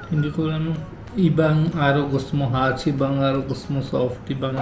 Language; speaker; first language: Filipino; non-native, learner; Hindi